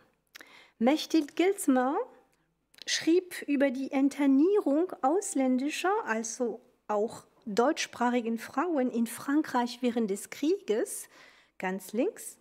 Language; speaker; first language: German; non-native, fluent; French